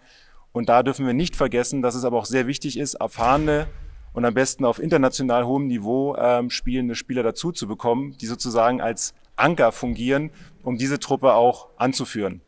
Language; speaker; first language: German; native; German